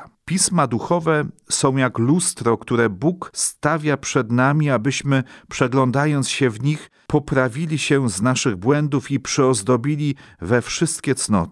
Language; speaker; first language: Polish; native; Polish